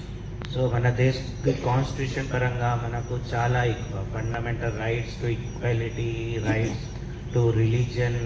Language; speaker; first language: Telugu; non-native, learner; Hindi